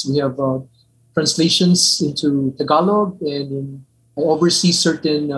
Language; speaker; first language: English; non-native, local second language; Min Nan Chinese